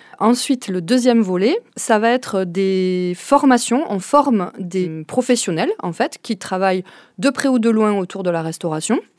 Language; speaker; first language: French; native; French